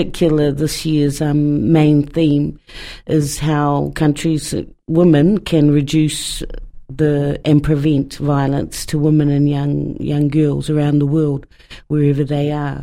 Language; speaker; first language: English; native; English